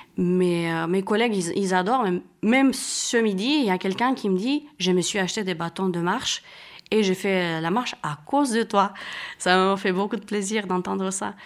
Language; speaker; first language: French; non-native, fluent; Romanian